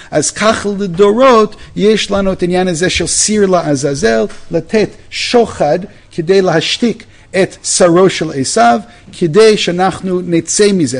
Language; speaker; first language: Hebrew; non-native, fluent; English